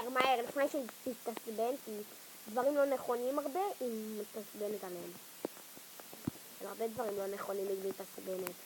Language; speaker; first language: Hebrew; native; Hebrew